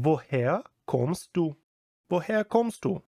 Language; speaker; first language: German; non-native, fluent; Ukrainian